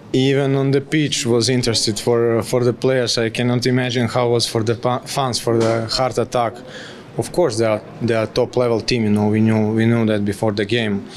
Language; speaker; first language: English; non-native, fluent; Polish